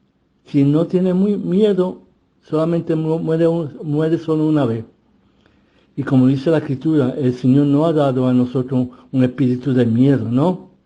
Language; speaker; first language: Spanish; early bilingual, heritage; Spanish